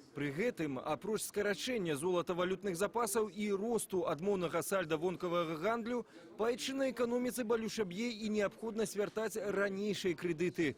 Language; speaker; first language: Belarusian; native; Belarusian